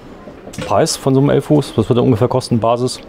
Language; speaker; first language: German; native; German